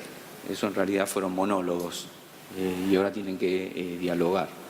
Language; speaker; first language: Spanish; native; Spanish